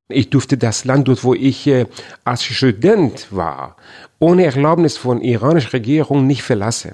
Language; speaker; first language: German; non-native, fluent; Persian